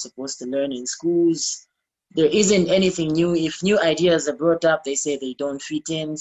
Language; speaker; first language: English; non-native, local second language; Bemba